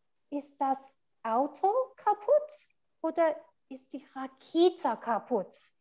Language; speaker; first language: German; non-native, fluent; English